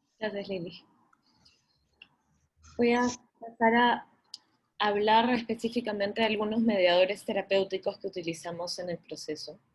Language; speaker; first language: Spanish; native; Spanish